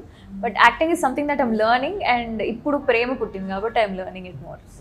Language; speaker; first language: Telugu; native; Telugu